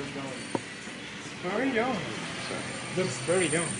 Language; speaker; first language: English; non-native, learner; Spanish